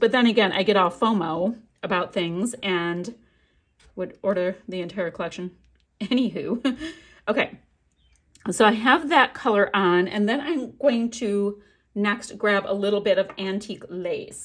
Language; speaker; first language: English; native; English